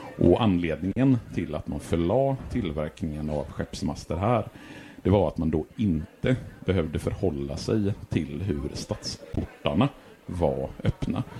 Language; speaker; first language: Swedish; native; Swedish